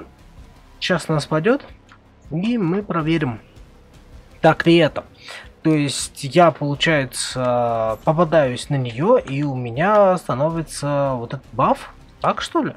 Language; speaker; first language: Russian; native; Russian